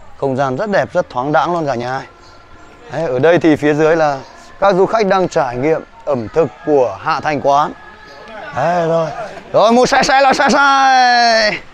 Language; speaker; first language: Vietnamese; non-native, local second language; Hmong